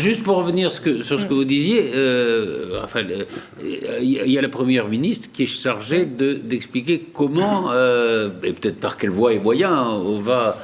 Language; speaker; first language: French; native; French